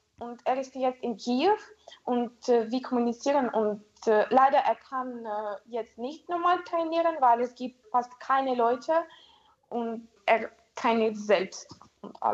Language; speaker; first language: German; non-native, learner; Ukrainian